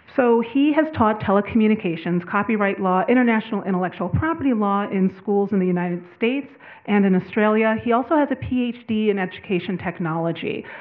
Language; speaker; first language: English; native; English